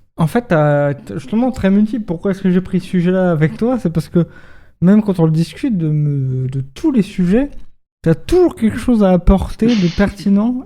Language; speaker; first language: French; native; French